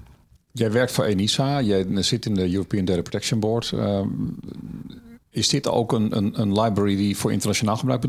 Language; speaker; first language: Dutch; native; Dutch